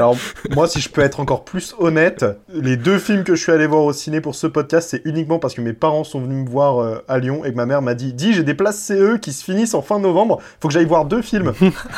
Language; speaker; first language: French; native; French